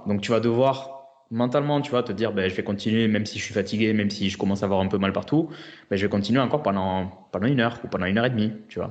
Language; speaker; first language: French; native; French